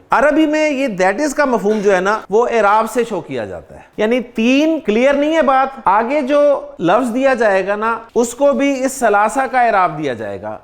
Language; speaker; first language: Urdu; native; Urdu